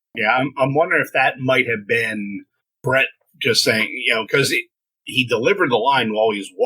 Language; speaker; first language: English; native; English